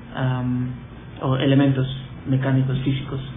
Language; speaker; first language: Spanish; non-native, fluent; English